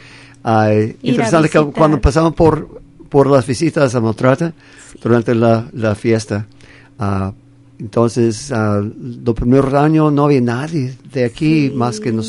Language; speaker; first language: Spanish; non-native, fluent; English